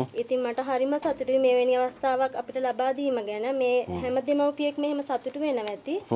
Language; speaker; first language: Sinhala; native; Sinhala